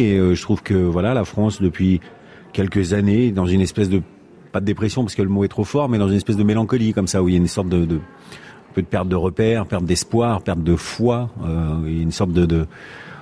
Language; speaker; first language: French; native; French